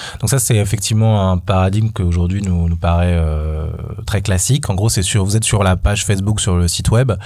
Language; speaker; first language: French; native; French